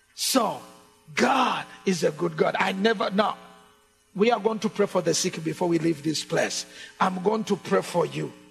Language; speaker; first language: English; non-native, local second language; Ganda